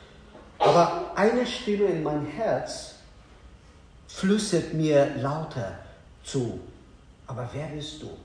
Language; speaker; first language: German; non-native, learner; Azerbaijani